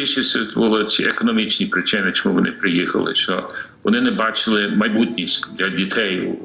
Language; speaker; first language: Ukrainian; early bilingual, heritage; English